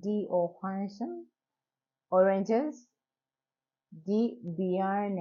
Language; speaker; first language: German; non-native, learner; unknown